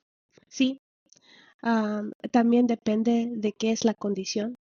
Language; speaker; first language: Spanish; early bilingual, heritage; Spanish